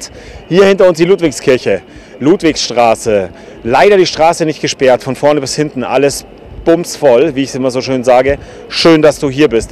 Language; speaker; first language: German; native; German